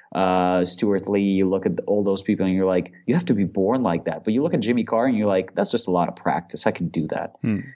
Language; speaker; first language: English; non-native, fluent; Russian